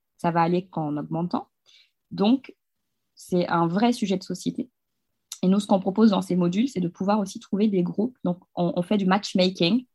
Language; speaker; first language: French; non-native, local second language; Fula